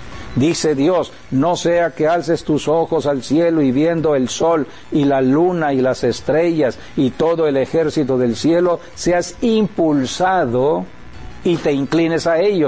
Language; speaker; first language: Spanish; native; Spanish